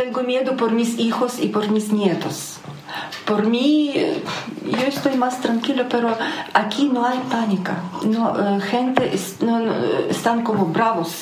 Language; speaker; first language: Spanish; non-native, learner; Ukrainian